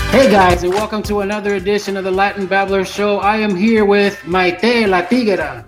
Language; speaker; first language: English; early bilingual, other home language; Spanish